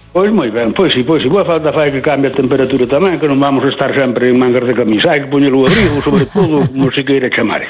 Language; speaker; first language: Galician; native; Galician